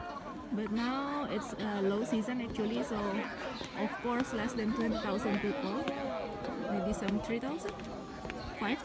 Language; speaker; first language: English; non-native, fluent; Indonesian